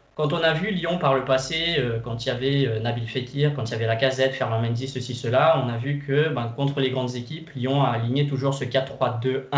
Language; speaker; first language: French; non-native, fluent; Portuguese